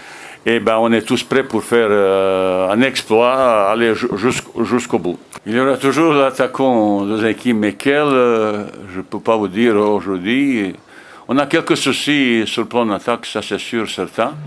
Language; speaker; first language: French; non-native, fluent; Bosnian